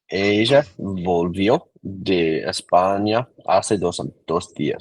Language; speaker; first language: Spanish; non-native, learner; English